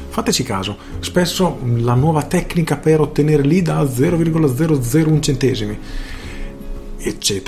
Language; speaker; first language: Italian; native; Italian